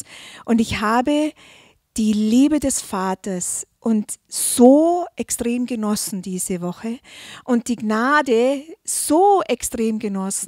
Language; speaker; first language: German; native; German